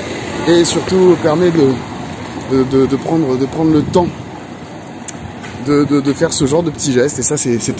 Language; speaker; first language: French; native; French